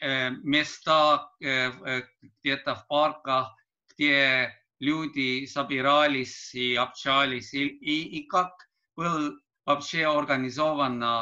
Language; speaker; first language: Russian; non-native, learner; Estonian